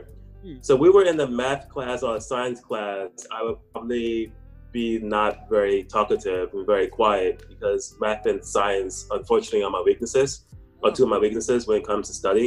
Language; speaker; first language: English; native; English